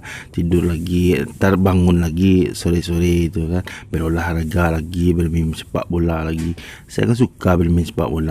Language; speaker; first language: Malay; non-native, local second language; Minangkabau